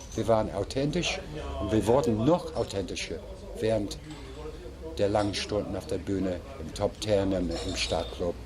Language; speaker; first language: German; non-native, fluent; English